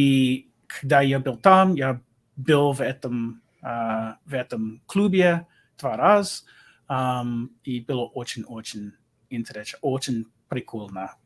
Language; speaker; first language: Russian; non-native, learner; English